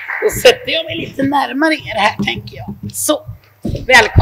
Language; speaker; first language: Swedish; native; Swedish